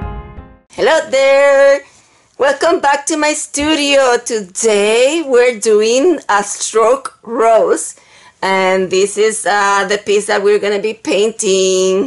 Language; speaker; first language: English; non-native, fluent; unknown